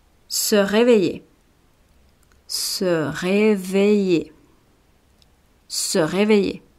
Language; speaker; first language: French; non-native, fluent; Spanish